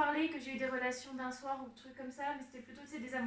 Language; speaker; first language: French; native; French